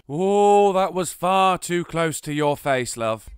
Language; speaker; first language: English; native; English